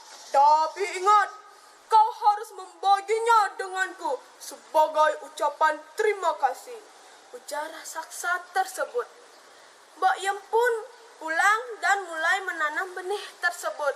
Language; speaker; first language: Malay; non-native, local second language; Balinese